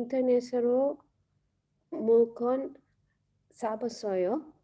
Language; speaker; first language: Korean; non-native, learner; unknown